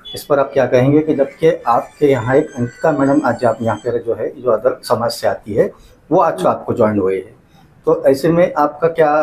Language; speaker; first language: Hindi; non-native, local second language; Marathi